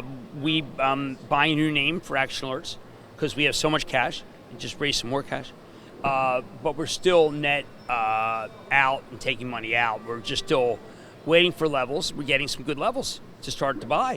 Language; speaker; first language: English; native; English